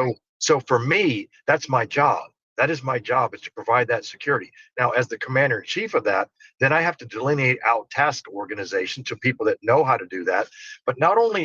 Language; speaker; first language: English; native; English